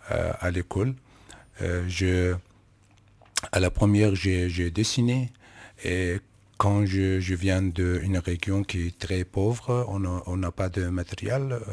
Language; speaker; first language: French; non-native, learner; Kurdish